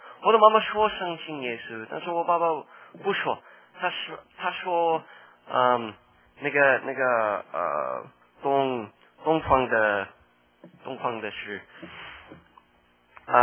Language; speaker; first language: Chinese; non-native, learner; English